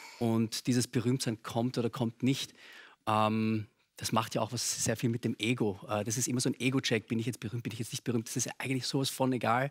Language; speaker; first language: German; early bilingual, other home language; Filipino